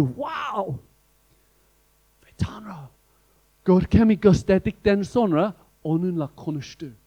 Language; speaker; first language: Turkish; non-native, fluent; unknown